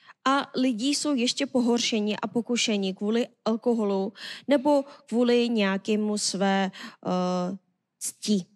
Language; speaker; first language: Czech; non-native, learner; Korean